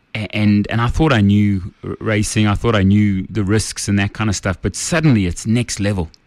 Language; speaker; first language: English; native; English